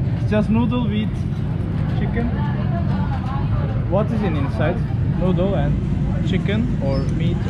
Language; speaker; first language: English; non-native, learner; Turkish